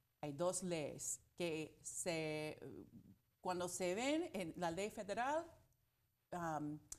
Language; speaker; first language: Spanish; non-native, fluent; English